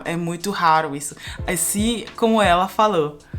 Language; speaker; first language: Portuguese; non-native, fluent; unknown